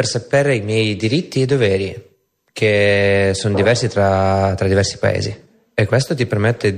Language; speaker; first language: Italian; non-native, fluent; Ukrainian